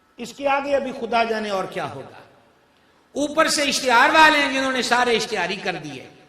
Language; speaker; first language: Urdu; non-native, local second language; Punjabi